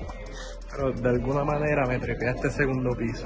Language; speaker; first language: Spanish; native; Spanish